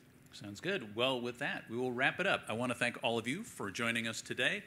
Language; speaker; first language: English; native; English